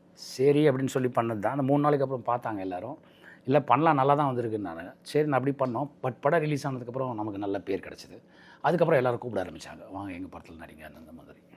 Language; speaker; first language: Tamil; native; Tamil